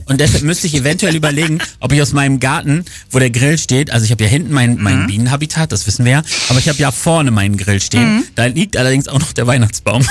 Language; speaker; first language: German; native; German